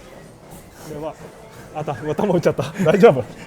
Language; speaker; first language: Japanese; native; Japanese